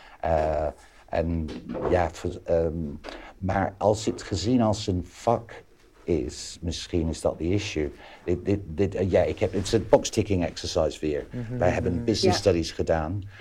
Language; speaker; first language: Dutch; non-native, fluent; English